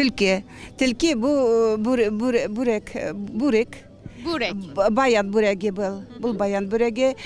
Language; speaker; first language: Turkish; non-native, learner; Bashkir